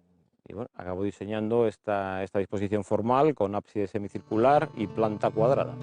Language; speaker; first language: Spanish; native; Spanish